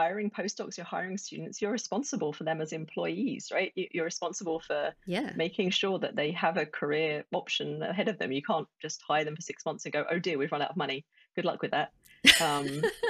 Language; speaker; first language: English; native; English